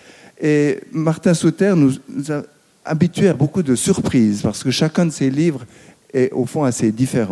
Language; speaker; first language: French; native; French